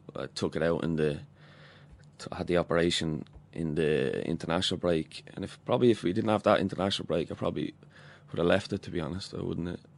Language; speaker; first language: English; native; English